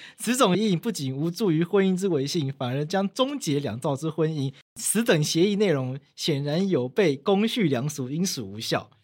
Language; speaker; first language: Chinese; native; Chinese